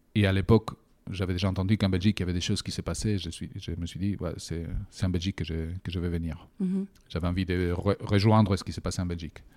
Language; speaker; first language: French; non-native, fluent; Spanish